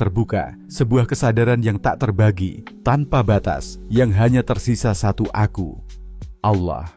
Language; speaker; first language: Indonesian; native; Indonesian